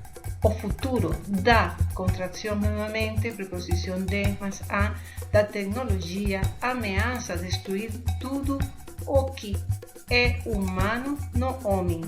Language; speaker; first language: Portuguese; non-native, fluent; Spanish